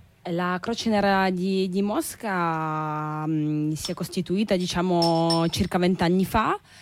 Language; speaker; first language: Italian; native; Italian